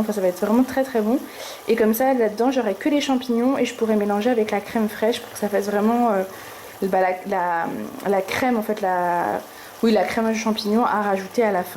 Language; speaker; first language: French; native; French